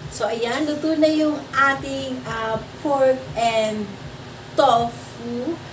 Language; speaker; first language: Filipino; native; Filipino